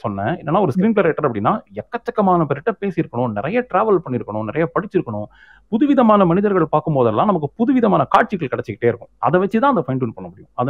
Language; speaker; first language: Tamil; native; Tamil